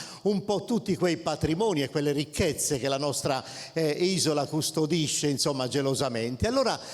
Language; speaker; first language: Italian; native; Italian